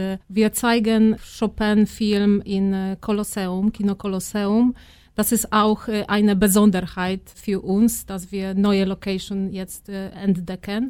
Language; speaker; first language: German; non-native, fluent; Polish